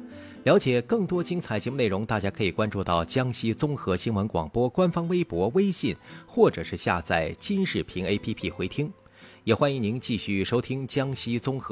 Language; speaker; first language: Chinese; native; Chinese